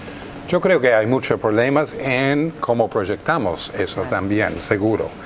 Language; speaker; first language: Spanish; non-native, fluent; English